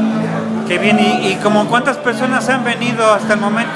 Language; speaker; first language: Spanish; native; Spanish